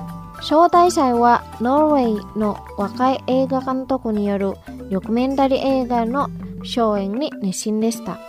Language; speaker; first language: Japanese; non-native, fluent; Indonesian